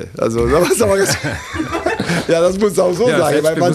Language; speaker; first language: German; non-native, fluent; Italian